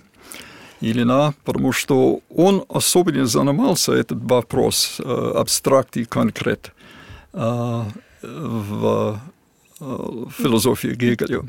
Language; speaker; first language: Russian; non-native, fluent; English